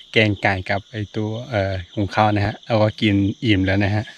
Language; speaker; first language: Thai; non-native, local second language; S'gaw Karen